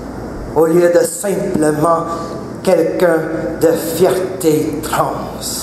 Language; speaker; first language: French; non-native, local second language; English